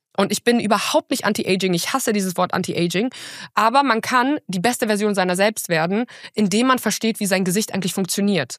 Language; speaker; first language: German; early bilingual, other home language; Russian